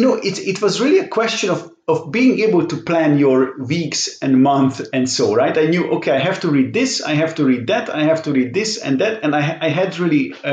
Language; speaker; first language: English; non-native, fluent; Hungarian